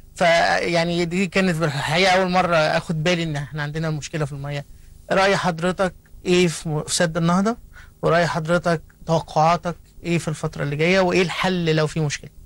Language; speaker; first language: Egyptian Arabic; native; Egyptian Arabic